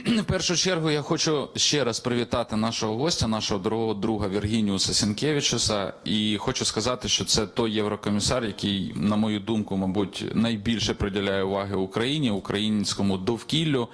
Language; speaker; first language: Ukrainian; native; Ukrainian